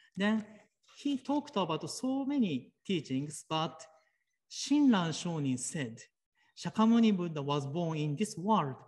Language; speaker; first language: English; non-native, fluent; Japanese